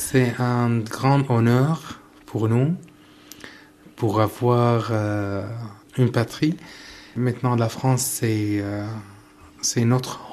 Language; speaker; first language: French; non-native, learner; Arabic